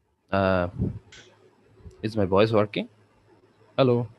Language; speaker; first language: English; non-native, local second language; Bangla